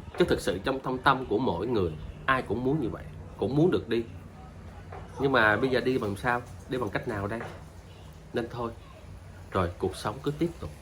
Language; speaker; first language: Vietnamese; native; Vietnamese